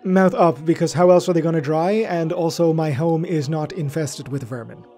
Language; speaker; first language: English; native; English